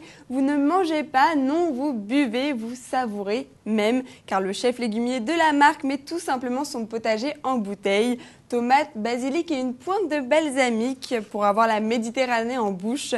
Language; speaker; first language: French; native; French